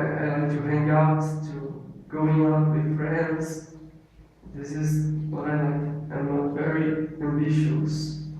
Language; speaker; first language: English; non-native, learner; Portuguese